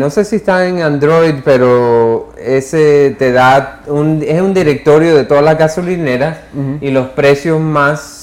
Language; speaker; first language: Spanish; early bilingual, heritage; English